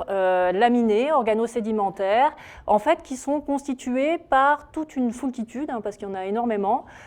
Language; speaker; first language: French; native; French